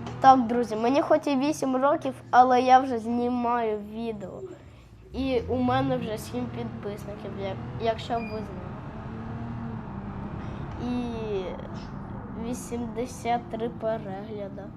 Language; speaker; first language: Ukrainian; native; Ukrainian